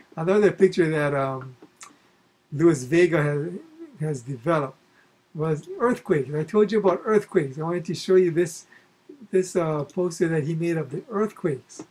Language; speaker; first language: English; native; English